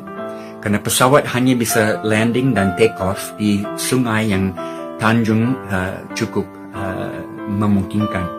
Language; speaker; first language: Indonesian; non-native, fluent; English